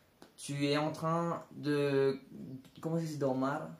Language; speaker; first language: French; non-native, learner; Spanish